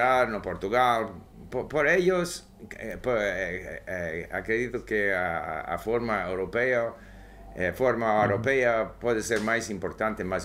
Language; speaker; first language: Portuguese; non-native, learner; English